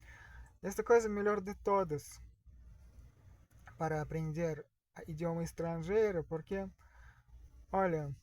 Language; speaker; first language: Portuguese; non-native, learner; Russian